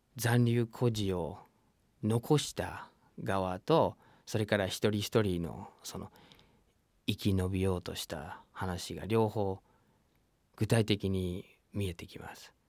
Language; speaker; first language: Japanese; non-native, fluent; English